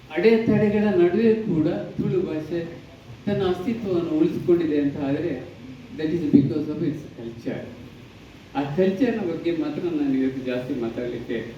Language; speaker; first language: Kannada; non-native, local second language; Tulu